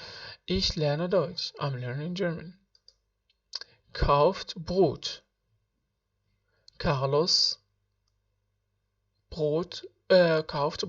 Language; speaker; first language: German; non-native, learner; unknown